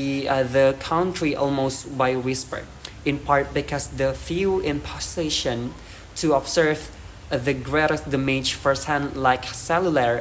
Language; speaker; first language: English; non-native, learner; Indonesian